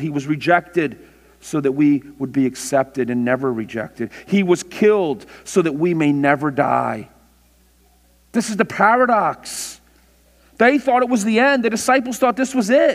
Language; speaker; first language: English; native; English